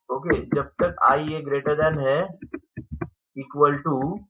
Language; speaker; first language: Hindi; non-native, local second language; Marathi